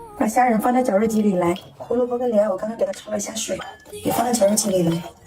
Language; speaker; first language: Chinese; native; Chinese